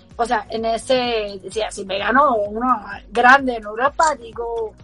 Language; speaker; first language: Spanish; early bilingual, heritage; Spanish